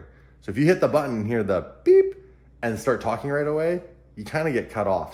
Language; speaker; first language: English; native; English